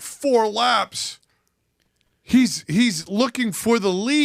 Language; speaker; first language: English; native; English